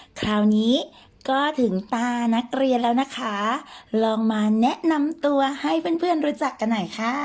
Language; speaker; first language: Thai; native; Thai